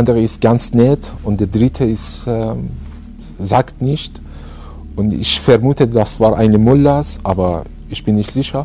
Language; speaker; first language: German; non-native, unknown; Persian